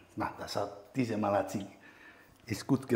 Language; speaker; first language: German; non-native, fluent; Italian